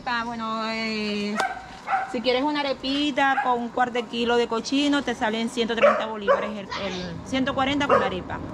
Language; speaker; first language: Spanish; native; Spanish